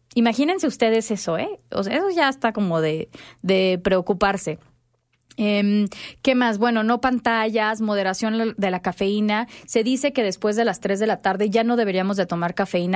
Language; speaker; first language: Spanish; native; Spanish